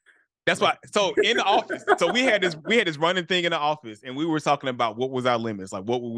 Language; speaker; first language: English; native; English